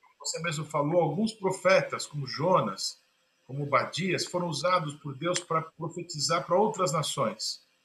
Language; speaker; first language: Portuguese; native; Portuguese